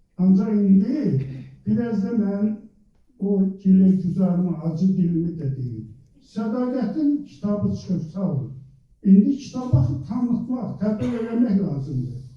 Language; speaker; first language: Azerbaijani; native; Azerbaijani